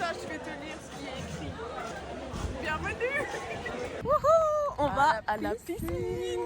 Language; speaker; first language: French; native; French